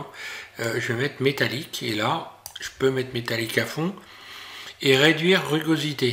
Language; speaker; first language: French; native; French